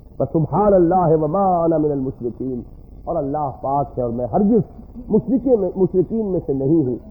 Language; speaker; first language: Urdu; native; Urdu